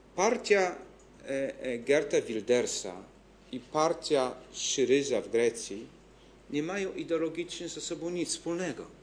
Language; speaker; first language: Polish; native; Polish